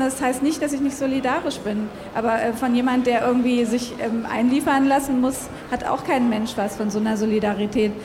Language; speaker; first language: German; native; German